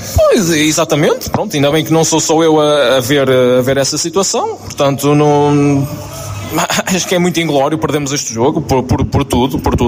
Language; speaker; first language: Portuguese; native; Portuguese